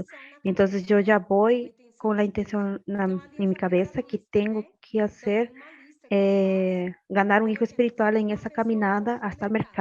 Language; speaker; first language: Spanish; non-native, learner; Portuguese